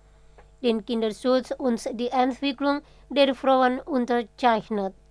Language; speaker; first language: German; non-native, fluent; Indonesian